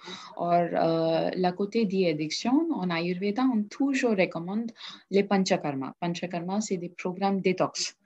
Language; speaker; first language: French; non-native, learner; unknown